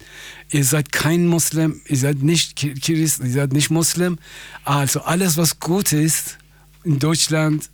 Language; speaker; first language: German; non-native, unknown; Persian